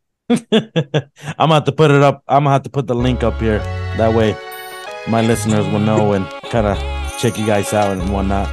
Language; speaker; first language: English; early bilingual, other home language; Spanish